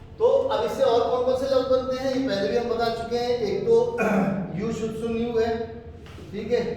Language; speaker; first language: Urdu; native; Urdu